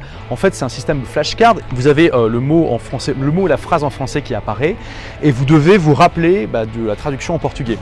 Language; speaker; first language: French; native; French